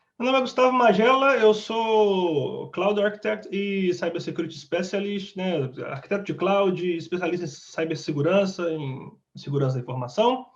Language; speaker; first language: Portuguese; native; Portuguese